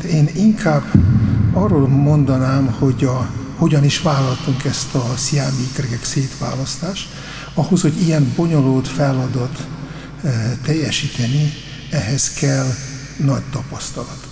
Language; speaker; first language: Hungarian; non-native, fluent; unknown